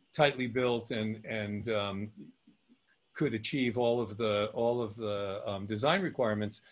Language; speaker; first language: English; native; English